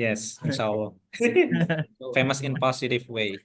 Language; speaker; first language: English; non-native, fluent; Indonesian